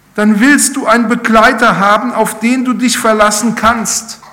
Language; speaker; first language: German; native; German